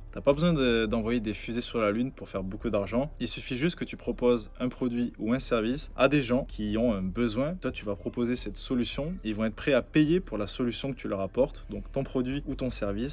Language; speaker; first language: French; native; French